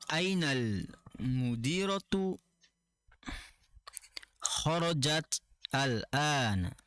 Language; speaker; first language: Arabic; non-native, learner; Indonesian